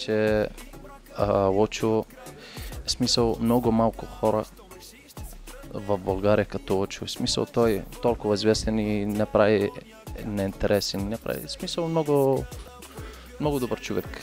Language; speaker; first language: Bulgarian; non-native, learner; Arabic